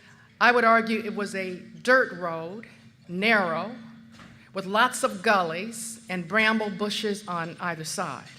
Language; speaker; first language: English; native; English